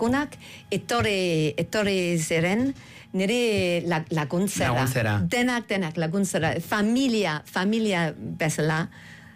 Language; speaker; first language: Basque; non-native, learner; English